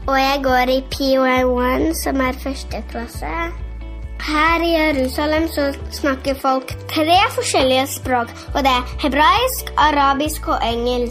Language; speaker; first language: Norwegian; early bilingual, heritage; Norwegian